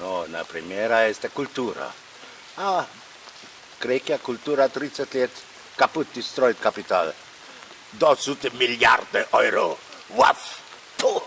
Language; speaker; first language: Russian; non-native, learner; German